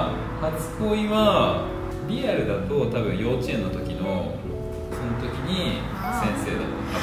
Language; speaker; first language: Japanese; native; Japanese